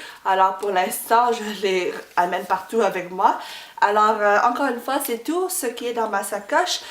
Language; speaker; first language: French; non-native, fluent; English